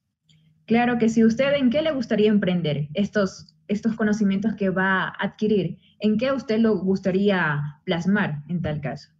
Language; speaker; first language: Spanish; native; Spanish